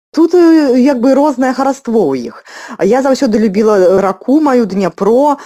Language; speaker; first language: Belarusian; non-native, local second language; Russian